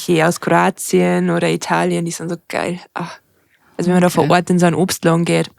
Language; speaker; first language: German; native; German